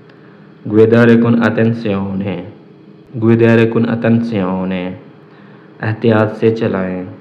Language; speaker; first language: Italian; non-native, learner; Urdu